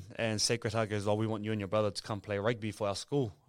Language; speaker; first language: English; native; English